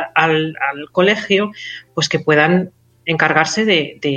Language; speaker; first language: Spanish; native; Spanish